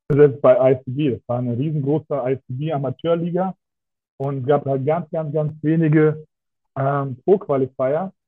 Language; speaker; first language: German; non-native, fluent; Russian